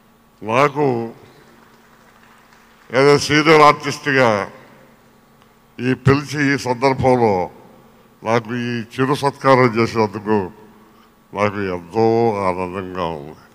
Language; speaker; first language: Telugu; native; Telugu